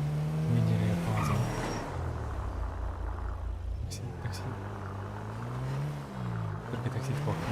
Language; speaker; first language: Russian; non-native, learner; Kara-Kalpak